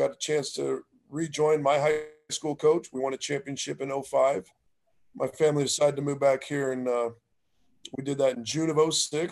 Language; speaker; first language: English; native; English